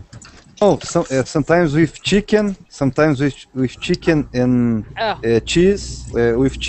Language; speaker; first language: English; non-native, learner; Portuguese